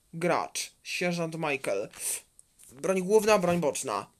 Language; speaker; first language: Polish; native; Polish